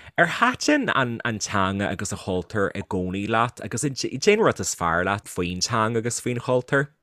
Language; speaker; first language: Irish; native; Irish